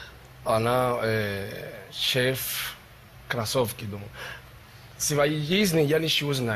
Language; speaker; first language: Russian; non-native, learner; Spanish